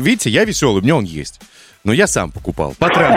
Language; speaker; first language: Russian; native; Russian